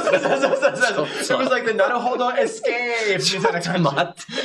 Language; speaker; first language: Japanese; non-native, fluent; English